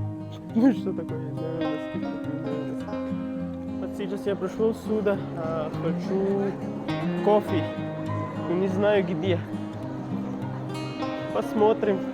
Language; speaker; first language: Russian; non-native, learner; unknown